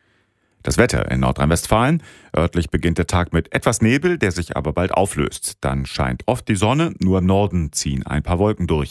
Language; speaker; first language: German; native; German